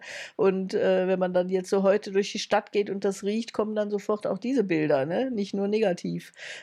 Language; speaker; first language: German; native; German